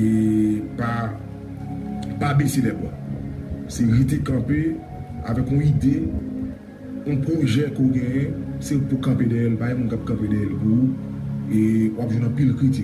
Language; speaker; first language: French; non-native, local second language; Haitian Creole